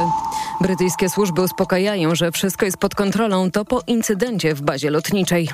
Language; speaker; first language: Polish; native; Polish